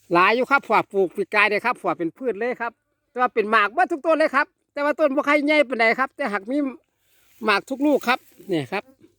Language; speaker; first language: Thai; native; Thai